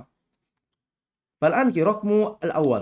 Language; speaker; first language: Arabic; non-native, fluent; Malay